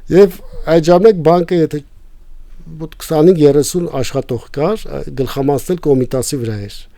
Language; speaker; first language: Armenian; native; Armenian